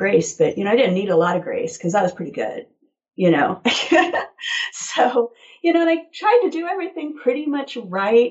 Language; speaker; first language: English; native; English